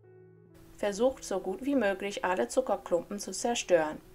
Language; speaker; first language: German; non-native, fluent; English